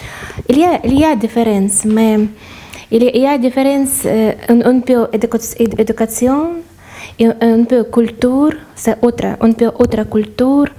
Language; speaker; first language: French; non-native, learner; Russian